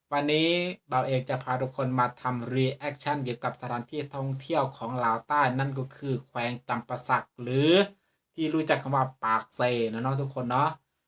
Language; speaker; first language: Thai; native; Thai